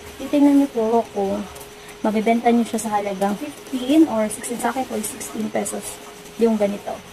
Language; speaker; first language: Filipino; non-native, local second language; Cebuano